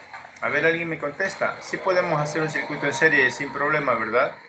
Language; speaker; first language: Spanish; native; Spanish